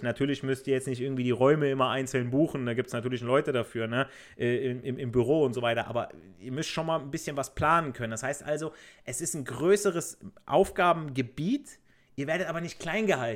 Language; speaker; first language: German; native; German